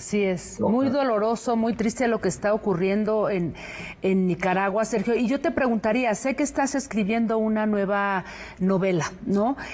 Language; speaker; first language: Spanish; native; Spanish